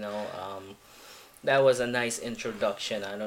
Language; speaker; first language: English; non-native, local second language; Filipino